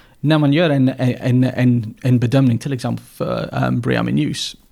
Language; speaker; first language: Swedish; non-native, fluent; English